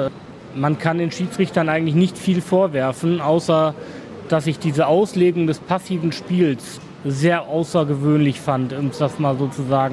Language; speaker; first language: German; native; German